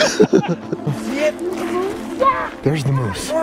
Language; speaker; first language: English; native; English